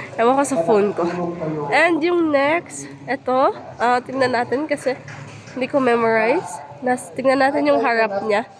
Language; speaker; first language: Filipino; non-native, local second language; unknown